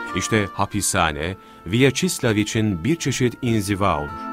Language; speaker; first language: Turkish; native; Turkish